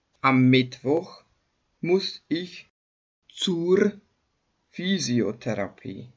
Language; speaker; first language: German; non-native, fluent; Hungarian